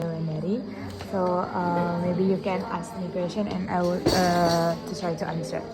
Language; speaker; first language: English; non-native, learner; Indonesian